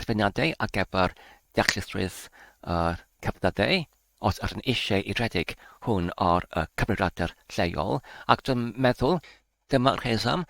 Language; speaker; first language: Welsh; non-native, learner; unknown